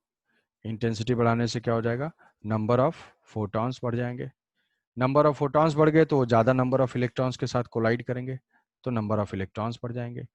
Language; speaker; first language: Hindi; native; Hindi